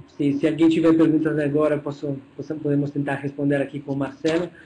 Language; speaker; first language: Portuguese; non-native, fluent; Italian